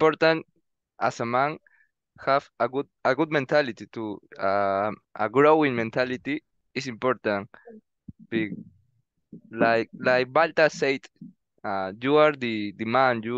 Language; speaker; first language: English; non-native, learner; Spanish